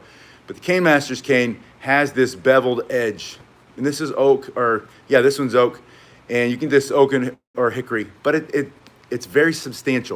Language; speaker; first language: English; native; English